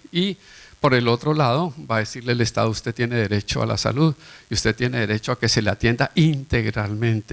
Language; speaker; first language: Spanish; native; Spanish